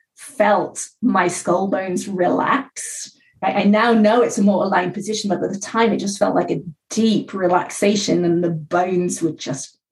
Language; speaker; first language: English; native; English